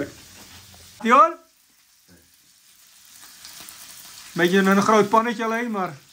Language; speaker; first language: Dutch; native; Dutch